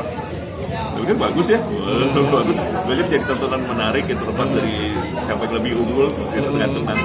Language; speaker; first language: Indonesian; native; Indonesian